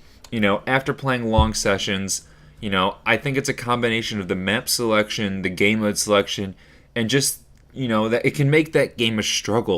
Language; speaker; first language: English; native; English